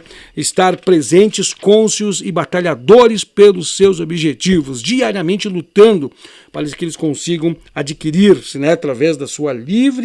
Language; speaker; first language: Portuguese; native; Portuguese